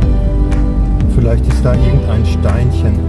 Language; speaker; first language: German; native; German